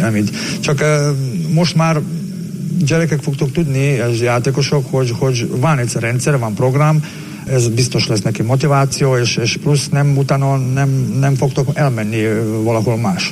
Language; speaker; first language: Hungarian; non-native, learner; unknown